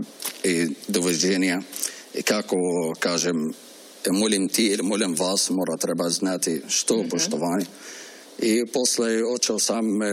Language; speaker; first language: Croatian; non-native, learner; Arabic